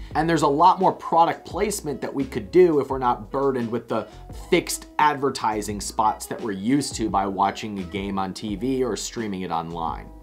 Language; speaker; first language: English; native; English